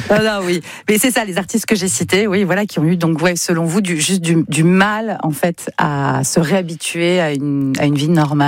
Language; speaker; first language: French; native; French